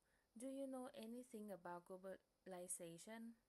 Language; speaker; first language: English; non-native, learner; Thai